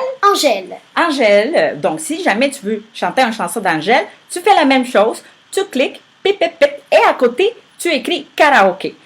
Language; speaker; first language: French; native; French